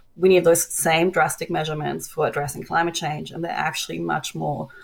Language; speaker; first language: English; non-native, fluent; German